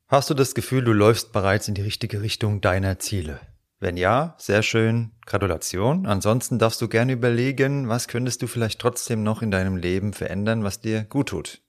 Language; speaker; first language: German; native; German